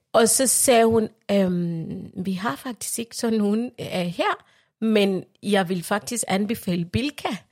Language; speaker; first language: Danish; non-native, fluent; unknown